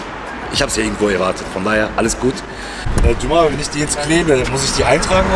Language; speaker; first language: German; native; German